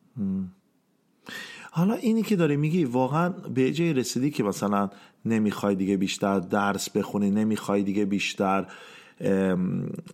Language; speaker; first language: Persian; early bilingual, heritage; Persian